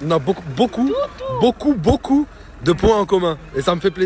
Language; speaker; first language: French; native; French